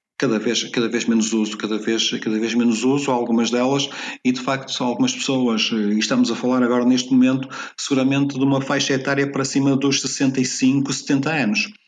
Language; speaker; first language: Portuguese; native; Portuguese